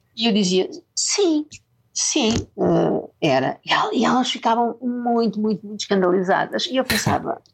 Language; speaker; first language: Portuguese; native; Portuguese